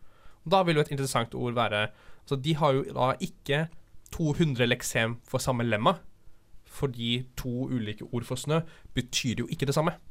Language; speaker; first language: Norwegian; native; Norwegian